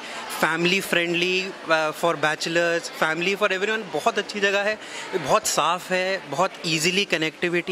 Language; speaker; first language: Hindi; native; Hindi